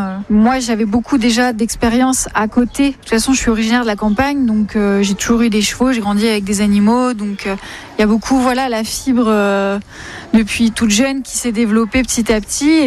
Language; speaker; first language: French; native; French